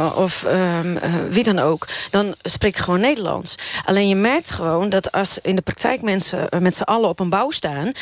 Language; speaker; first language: Dutch; non-native, local second language; Western Frisian